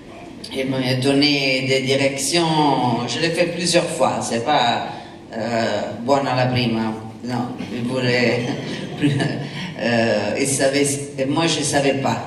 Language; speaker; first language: French; non-native, fluent; Italian